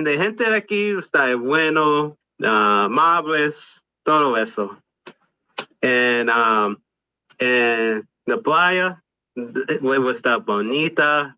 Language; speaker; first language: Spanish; non-native, learner; English